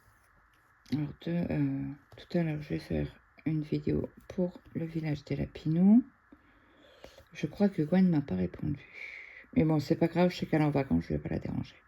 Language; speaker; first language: French; native; French